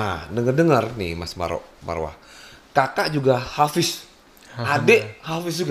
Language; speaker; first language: Indonesian; native; Indonesian